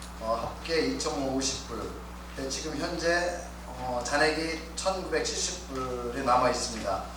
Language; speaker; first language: Korean; native; Korean